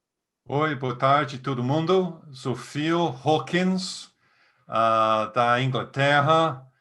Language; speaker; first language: Portuguese; non-native, fluent; English